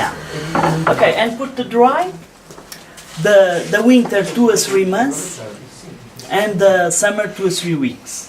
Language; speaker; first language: English; non-native, learner; Portuguese